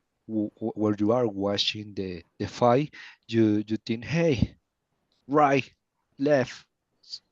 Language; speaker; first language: English; non-native, learner; Spanish